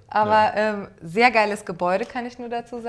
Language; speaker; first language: German; native; German